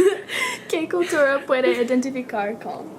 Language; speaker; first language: Spanish; non-native, learner; English